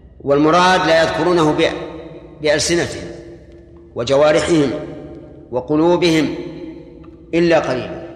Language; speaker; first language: Arabic; native; Arabic